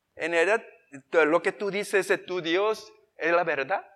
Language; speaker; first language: Spanish; non-native, fluent; Korean